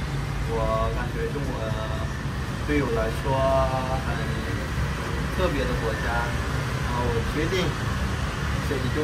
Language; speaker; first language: Chinese; non-native, learner; Vietnamese